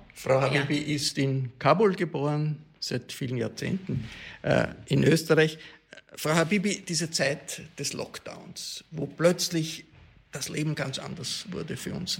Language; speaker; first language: German; native; German